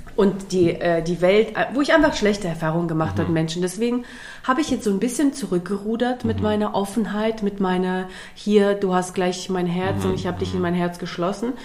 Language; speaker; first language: German; early bilingual, other home language; Russian